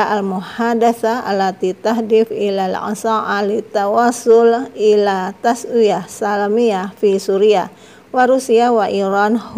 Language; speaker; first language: Arabic; non-native, fluent; Indonesian